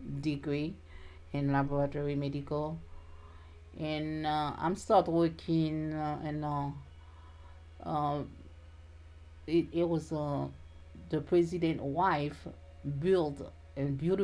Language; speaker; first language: English; non-native, learner; Haitian Creole